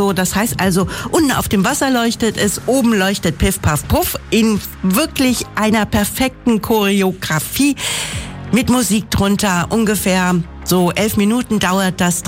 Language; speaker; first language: German; native; German